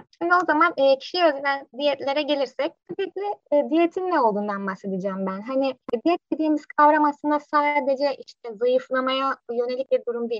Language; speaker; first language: Turkish; native; Turkish